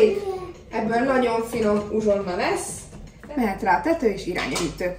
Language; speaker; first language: Hungarian; native; Hungarian